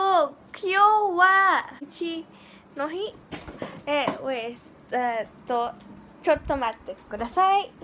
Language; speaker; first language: Japanese; non-native, learner; English